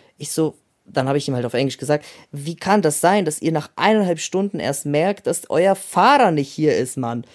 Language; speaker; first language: German; early bilingual, other home language; Russian